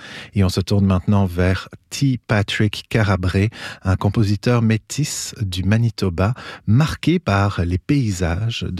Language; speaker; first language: French; native; French